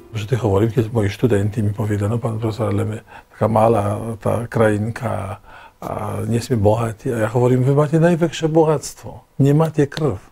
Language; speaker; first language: Slovak; non-native, learner; Polish